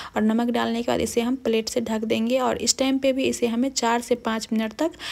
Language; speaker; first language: Hindi; native; Hindi